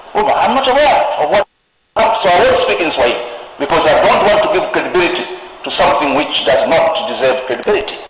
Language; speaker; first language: English; non-native, local second language; Swahili